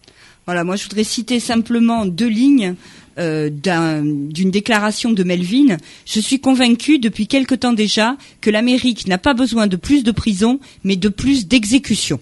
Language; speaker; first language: French; native; French